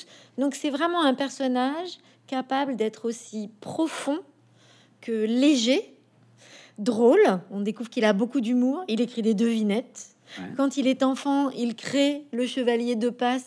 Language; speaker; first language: French; native; French